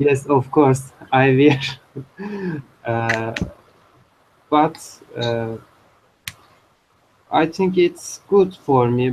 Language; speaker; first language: English; non-native, learner; Turkish